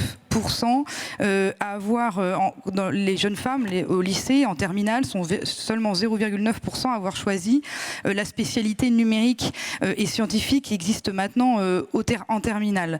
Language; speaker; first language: French; native; French